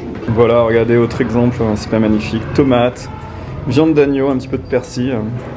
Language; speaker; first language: French; native; French